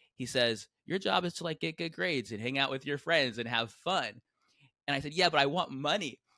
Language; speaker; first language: English; native; English